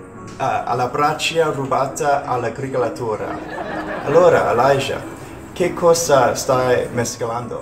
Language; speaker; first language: Italian; non-native, learner; English